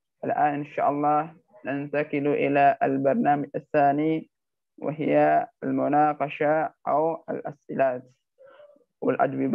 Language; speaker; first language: Arabic; non-native, learner; Indonesian